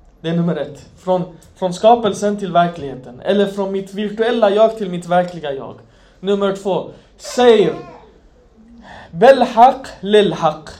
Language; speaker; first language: Swedish; non-native, fluent; Arabic